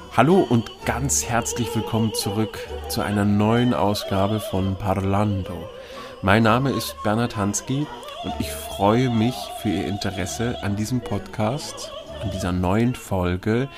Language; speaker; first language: German; native; German